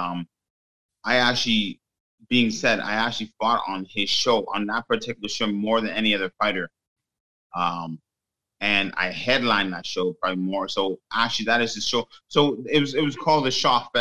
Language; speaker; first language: English; native; English